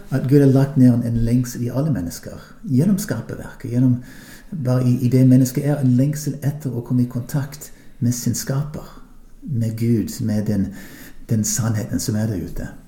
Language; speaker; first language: Norwegian; non-native, fluent; English